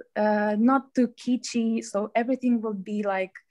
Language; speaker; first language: English; non-native, fluent; Romanian